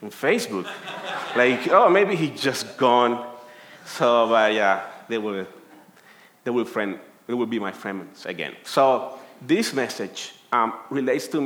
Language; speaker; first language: English; non-native, fluent; Spanish